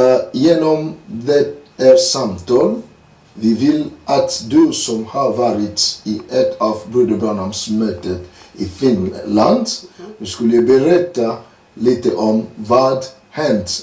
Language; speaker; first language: Swedish; non-native, learner; French